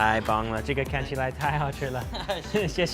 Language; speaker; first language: Chinese; non-native, learner; English